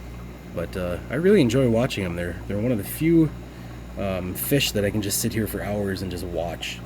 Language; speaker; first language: English; native; English